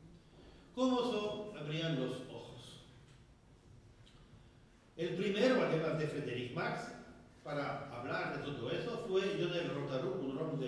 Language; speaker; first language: Spanish; non-native, fluent; French